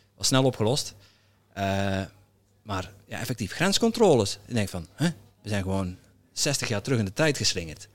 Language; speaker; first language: Dutch; native; Dutch